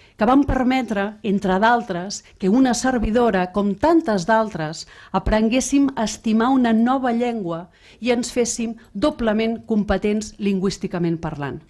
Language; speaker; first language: Catalan; non-native, local second language; Spanish